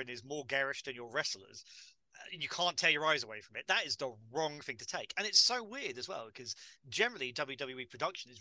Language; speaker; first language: English; native; English